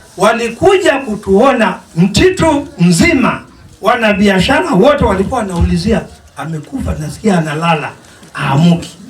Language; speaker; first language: Swahili; non-native, local second language; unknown